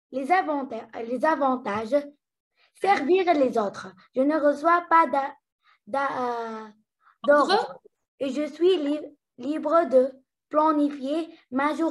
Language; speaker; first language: French; non-native, learner; Arabic